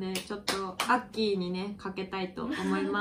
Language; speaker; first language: Japanese; native; Japanese